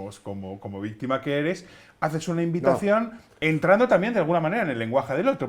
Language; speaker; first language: Spanish; native; Spanish